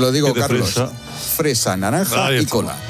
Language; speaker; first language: Spanish; native; Spanish